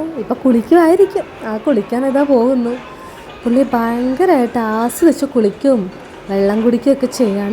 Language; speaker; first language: Malayalam; native; Malayalam